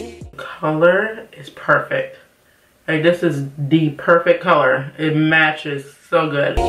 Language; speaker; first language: English; native; English